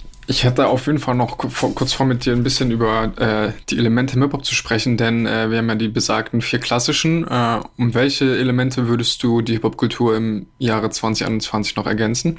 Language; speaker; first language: German; native; German